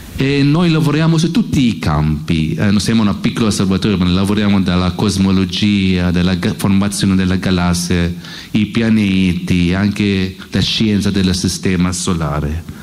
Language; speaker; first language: Italian; non-native, fluent; English